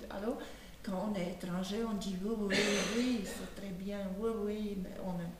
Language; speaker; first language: French; non-native, fluent; Slovak